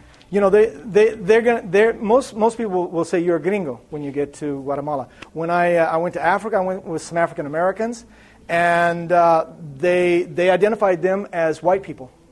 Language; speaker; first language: English; native; English